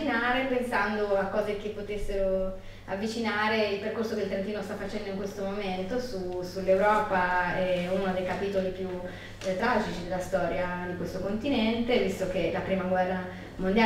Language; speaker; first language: Italian; native; Italian